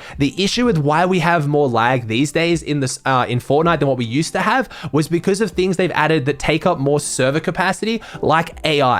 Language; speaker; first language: English; native; English